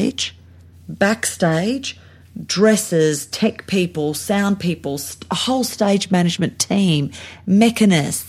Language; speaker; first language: English; native; English